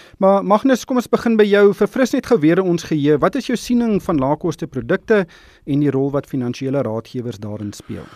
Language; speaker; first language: Afrikaans; native; Afrikaans